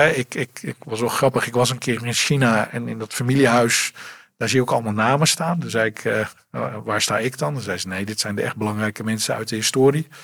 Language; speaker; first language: Dutch; native; Dutch